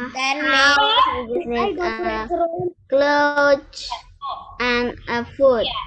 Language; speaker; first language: English; non-native, learner; Indonesian